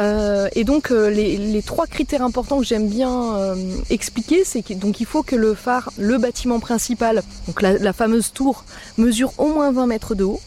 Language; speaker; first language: French; native; French